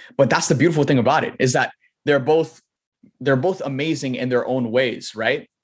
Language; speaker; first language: English; native; English